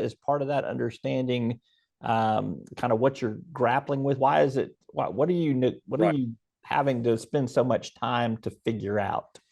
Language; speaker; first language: English; native; English